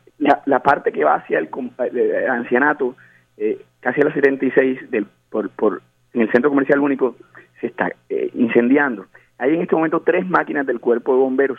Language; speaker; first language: Spanish; native; Spanish